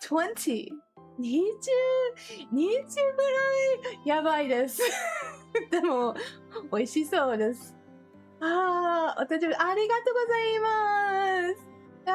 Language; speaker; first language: Japanese; non-native, learner; English